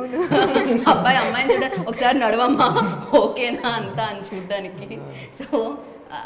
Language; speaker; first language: Telugu; native; Telugu